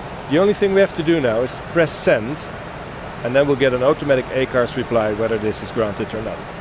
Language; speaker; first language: English; non-native, fluent; Dutch